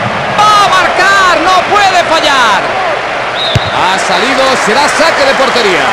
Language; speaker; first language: Spanish; native; Spanish